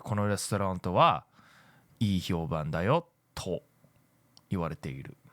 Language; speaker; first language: Japanese; non-native, fluent; English